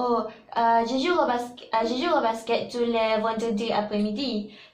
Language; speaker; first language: French; non-native, learner; Malay